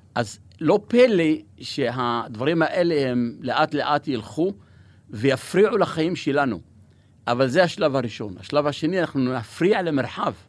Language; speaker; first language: Hebrew; non-native, local second language; Arabic